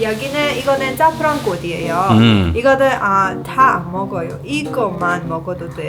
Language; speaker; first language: Korean; non-native, learner; Persian